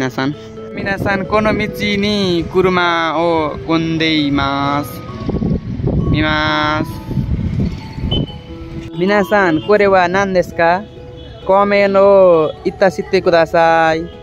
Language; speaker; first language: Japanese; non-native, learner; Nepali